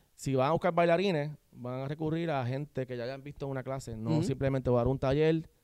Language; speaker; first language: Spanish; native; Spanish